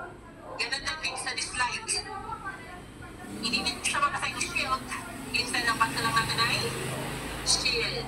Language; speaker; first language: Filipino; native; Filipino